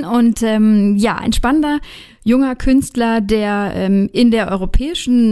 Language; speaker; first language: German; native; German